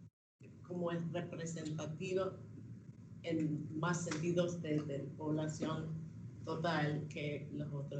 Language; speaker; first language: Spanish; non-native, fluent; English